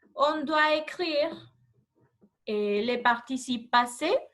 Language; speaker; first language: French; non-native, fluent; Spanish